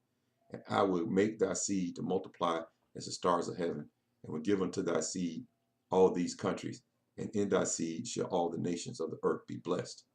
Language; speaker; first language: English; native; English